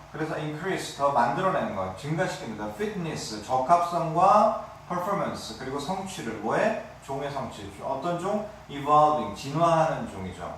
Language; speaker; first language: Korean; native; Korean